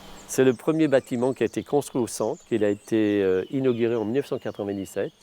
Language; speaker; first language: French; native; French